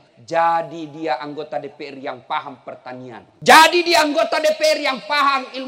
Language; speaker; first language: Indonesian; native; Indonesian